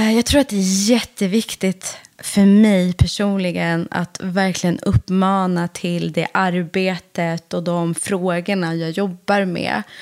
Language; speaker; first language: Swedish; early bilingual, other home language; Persian